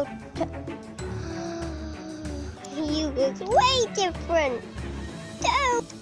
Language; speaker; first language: English; native; English